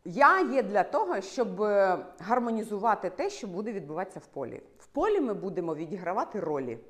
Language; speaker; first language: Ukrainian; non-native, local second language; Russian